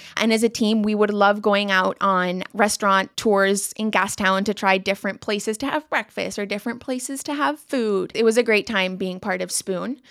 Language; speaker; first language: English; non-native, local second language; Spanish